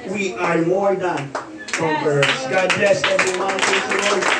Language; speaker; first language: English; non-native, local second language; Filipino